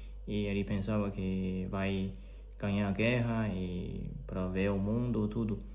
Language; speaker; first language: Portuguese; non-native, learner; Chinese